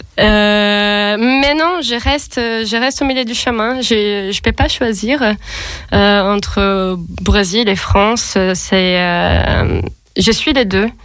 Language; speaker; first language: French; non-native, fluent; Portuguese